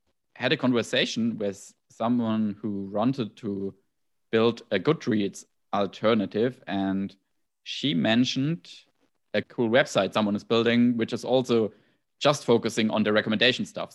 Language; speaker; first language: English; non-native, fluent; German